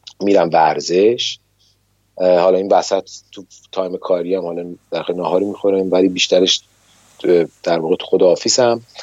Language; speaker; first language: Persian; native; Persian